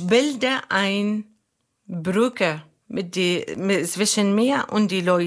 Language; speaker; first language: German; non-native, learner; Arabic